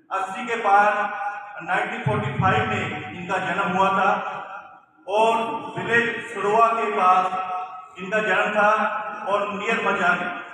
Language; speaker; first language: Hindi; non-native, local second language; Punjabi